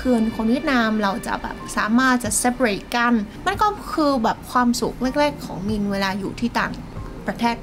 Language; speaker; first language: Thai; non-native, fluent; Vietnamese